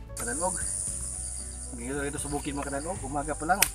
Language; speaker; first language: Filipino; non-native, local second language; Cebuano